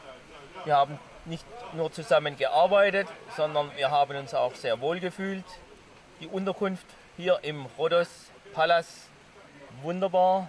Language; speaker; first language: German; native; German